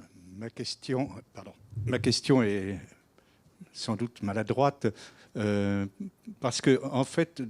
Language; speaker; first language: French; native; French